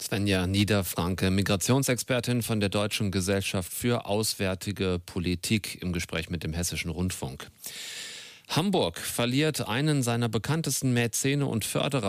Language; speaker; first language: German; native; German